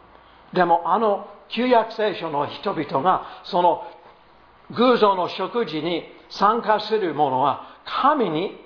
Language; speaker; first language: Japanese; non-native, fluent; English